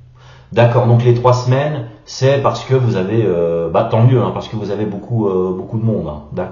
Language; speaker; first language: French; native; French